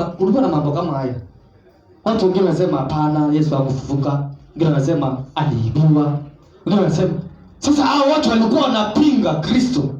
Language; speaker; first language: Swahili; non-native, local second language; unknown